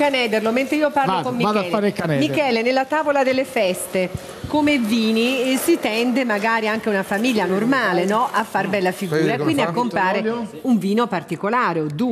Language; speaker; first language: Italian; native; Italian